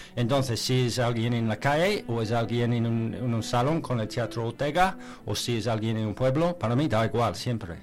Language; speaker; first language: Spanish; non-native, learner; English